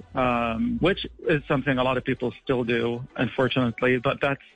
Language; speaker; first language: English; non-native, fluent; Arabic